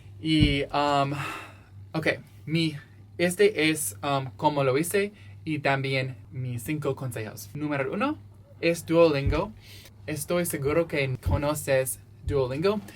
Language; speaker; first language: Spanish; non-native, learner; English